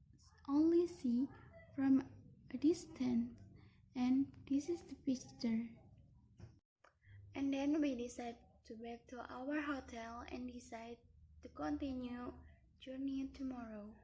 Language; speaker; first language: English; non-native, learner; Indonesian